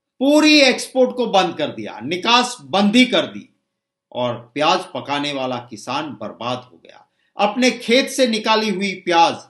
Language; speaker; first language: Hindi; non-native, local second language; Gujarati